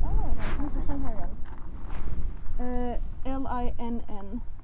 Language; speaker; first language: Chinese; non-native, learner; Swedish